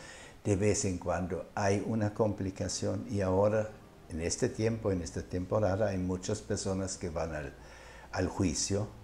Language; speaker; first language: Spanish; non-native, fluent; German